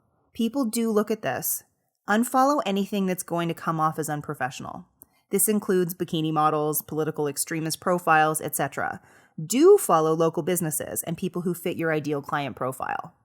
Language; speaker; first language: English; native; English